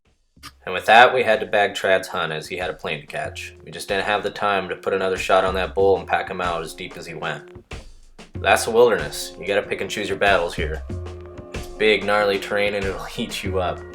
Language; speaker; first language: English; native; English